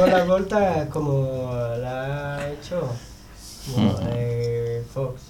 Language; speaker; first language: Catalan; non-native, learner; Spanish